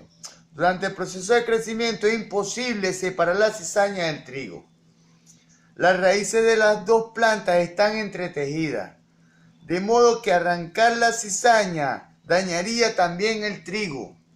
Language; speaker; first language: Spanish; native; Spanish